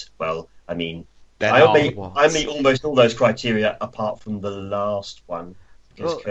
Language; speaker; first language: English; native; English